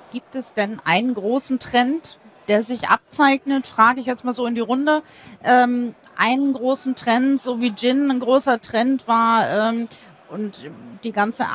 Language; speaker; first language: German; native; German